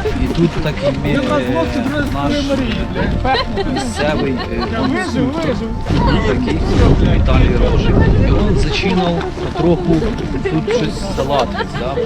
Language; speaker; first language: Ukrainian; native; Ukrainian